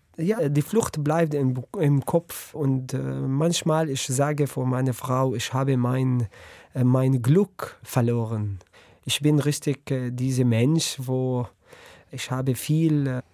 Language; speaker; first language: German; non-native, learner; Arabic